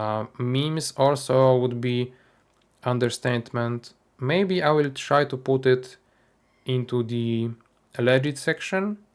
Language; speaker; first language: English; non-native, fluent; Polish